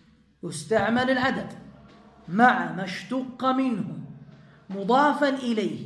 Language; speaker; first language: Arabic; native; Arabic